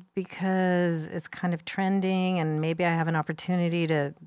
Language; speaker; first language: English; native; English